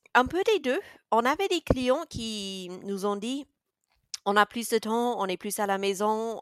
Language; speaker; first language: French; non-native, fluent; English